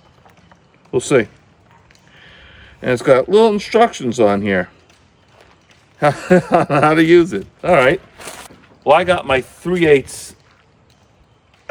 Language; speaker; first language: English; native; English